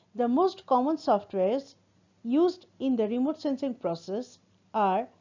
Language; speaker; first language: English; non-native, local second language; Assamese